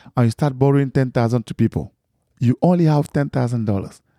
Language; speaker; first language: English; non-native, local second language; French